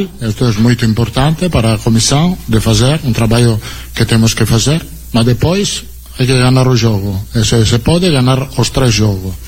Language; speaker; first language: Portuguese; non-native, learner; Italian